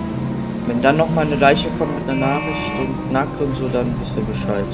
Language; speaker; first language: German; native; German